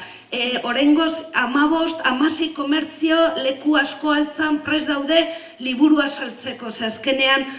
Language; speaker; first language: Basque; native; Basque